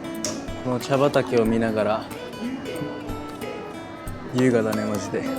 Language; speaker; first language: Japanese; native; Japanese